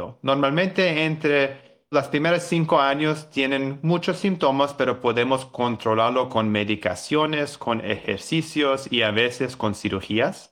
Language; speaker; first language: Spanish; non-native, learner; English